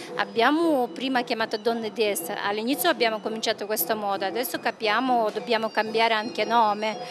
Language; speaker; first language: Italian; non-native, learner; Russian